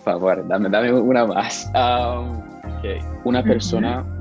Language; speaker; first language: Spanish; non-native, fluent; English